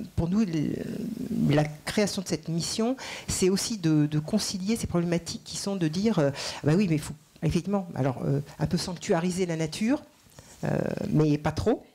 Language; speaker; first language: French; native; French